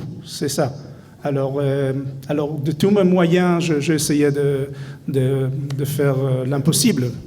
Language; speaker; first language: French; non-native, fluent; Hebrew